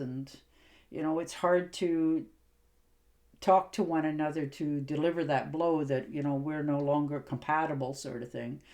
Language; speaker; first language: English; native; English